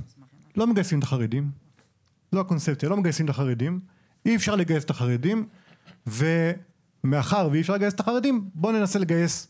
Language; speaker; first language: Hebrew; native; Hebrew